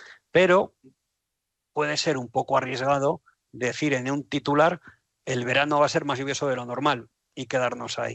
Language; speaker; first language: Spanish; native; Spanish